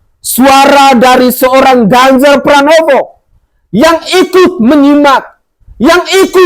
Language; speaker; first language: Indonesian; native; Indonesian